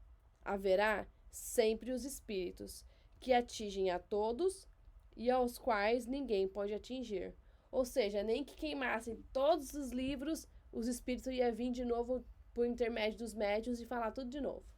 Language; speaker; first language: Portuguese; native; Portuguese